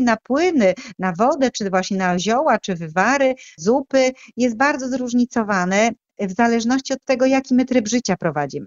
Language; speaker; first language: Polish; native; Polish